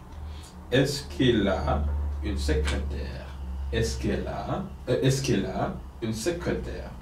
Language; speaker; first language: French; non-native, fluent; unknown